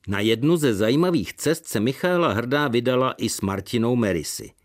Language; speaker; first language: Czech; native; Czech